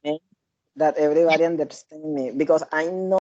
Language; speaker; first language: English; non-native, learner; Spanish